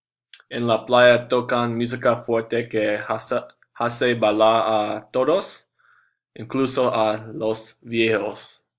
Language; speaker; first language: Spanish; non-native, learner; English